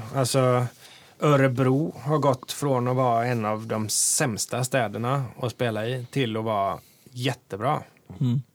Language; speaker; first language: Swedish; native; Swedish